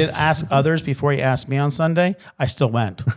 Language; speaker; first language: English; native; English